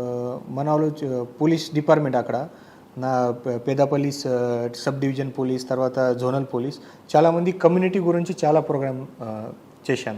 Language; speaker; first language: Telugu; non-native, fluent; Marathi